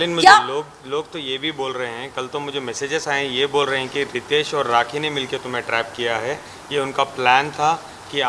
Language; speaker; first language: Hindi; native; Hindi